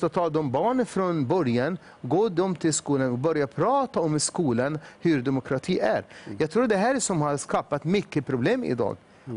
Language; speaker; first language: Swedish; non-native, fluent; Arabic